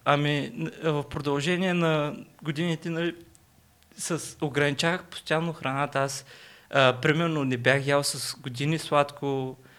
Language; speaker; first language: Bulgarian; non-native, local second language; Turkish